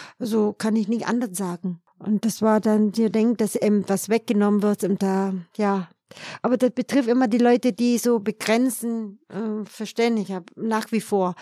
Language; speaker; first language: German; non-native, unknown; Vietnamese